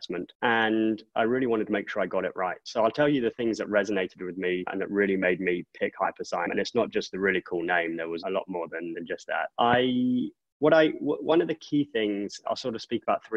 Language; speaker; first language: English; native; English